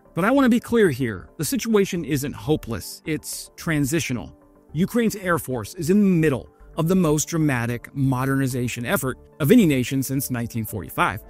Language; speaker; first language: English; native; English